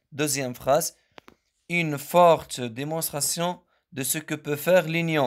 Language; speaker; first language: French; non-native, local second language; Arabic